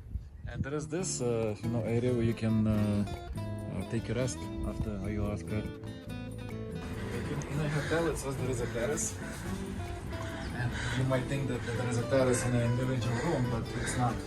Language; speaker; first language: English; non-native, fluent; Russian